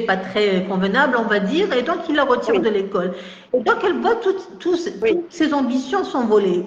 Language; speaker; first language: French; non-native, local second language; Kabyle